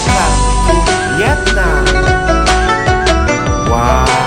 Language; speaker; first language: English; non-native, local second language; Filipino